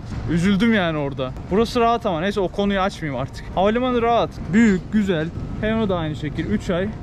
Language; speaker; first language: Turkish; native; Turkish